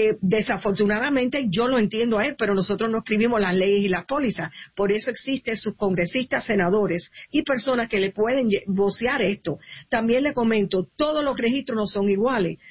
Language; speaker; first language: Spanish; early bilingual, heritage; Spanish